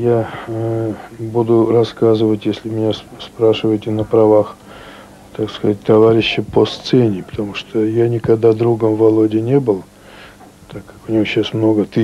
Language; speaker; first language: Russian; native; Russian